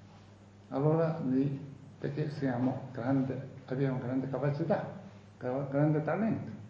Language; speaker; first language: Italian; non-native, fluent; Tibetan